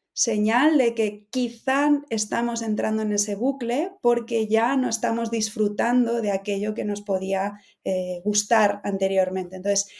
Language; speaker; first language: Spanish; native; Spanish